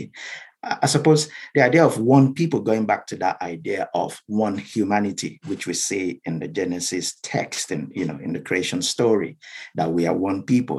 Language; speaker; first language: English; non-native, local second language; Yoruba